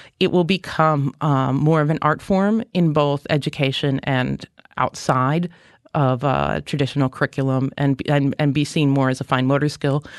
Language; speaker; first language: English; native; English